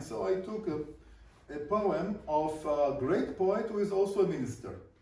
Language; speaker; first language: English; non-native, fluent; Hebrew